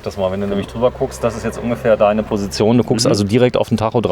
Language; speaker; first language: German; native; German